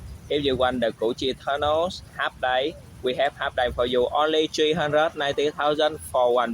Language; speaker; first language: English; non-native, learner; Vietnamese